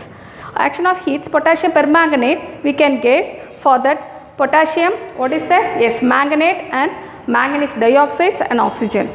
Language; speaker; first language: English; non-native, local second language; Tamil